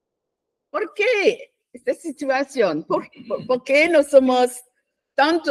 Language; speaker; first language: Spanish; non-native, fluent; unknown